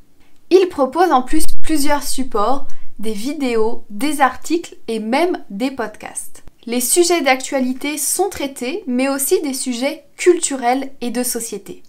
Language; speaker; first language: French; native; French